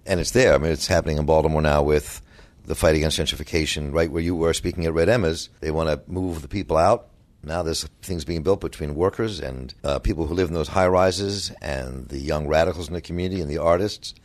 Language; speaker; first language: English; native; English